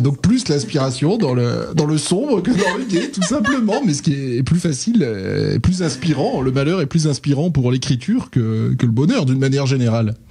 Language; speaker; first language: French; native; French